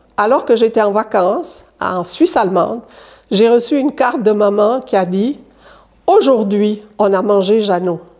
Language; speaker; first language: French; native; French